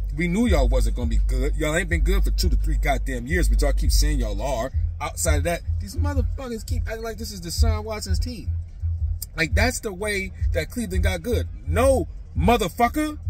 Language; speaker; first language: English; native; English